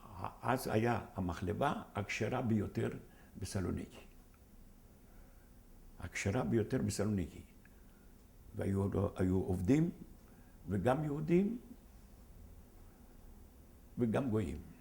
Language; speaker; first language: Hebrew; non-native, fluent; Ladino